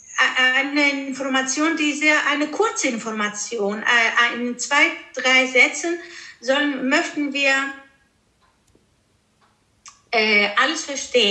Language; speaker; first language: German; early bilingual, heritage; Greek